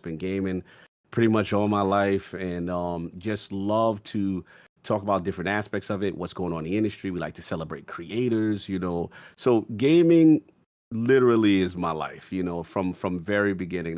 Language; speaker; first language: English; native; English